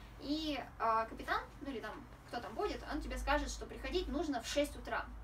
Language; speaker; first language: Russian; native; Russian